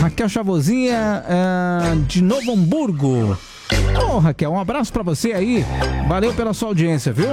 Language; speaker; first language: Portuguese; native; Portuguese